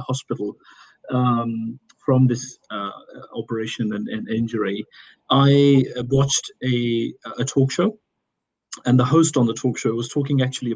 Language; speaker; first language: English; non-native, local second language; Urdu